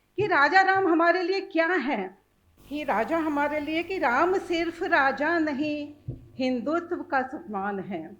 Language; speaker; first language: Hindi; native; Hindi